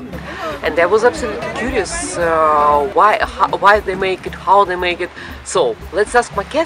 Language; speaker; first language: English; non-native, fluent; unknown